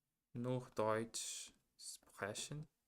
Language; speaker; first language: German; non-native, learner; Portuguese